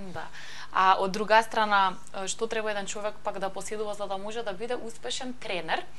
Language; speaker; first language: Macedonian; native; Macedonian